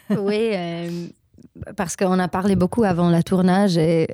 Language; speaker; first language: French; non-native, learner; German